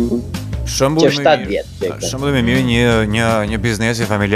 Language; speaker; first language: Albanian; native; Albanian